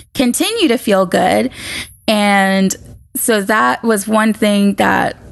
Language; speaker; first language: English; native; English